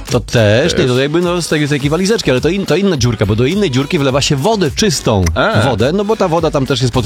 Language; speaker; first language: Polish; native; Polish